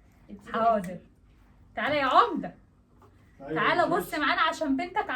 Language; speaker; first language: Arabic; native; Arabic